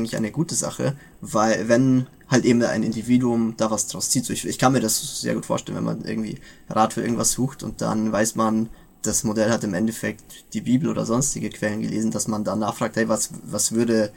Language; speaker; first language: German; native; German